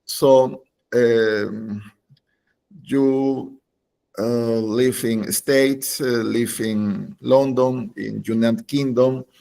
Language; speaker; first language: English; non-native, learner; Spanish